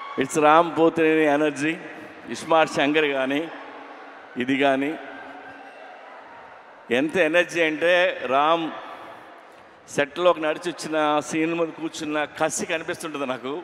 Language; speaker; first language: Telugu; native; Telugu